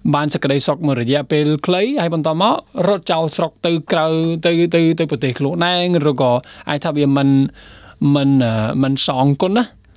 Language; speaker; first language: Khmer; non-native, fluent; Spanish